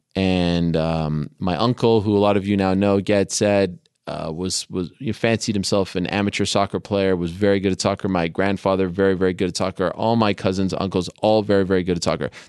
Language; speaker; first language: English; native; English